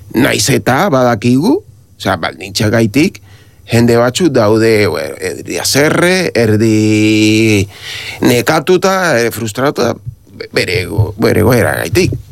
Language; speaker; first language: Basque; non-native, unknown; Spanish